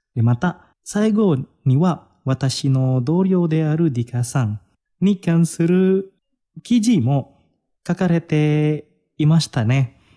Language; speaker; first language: Japanese; non-native, fluent; Indonesian